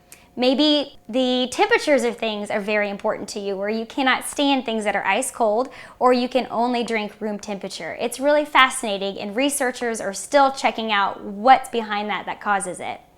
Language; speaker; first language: English; native; English